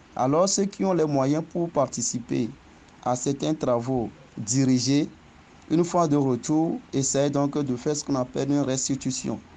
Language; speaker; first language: French; non-native, local second language; Ewe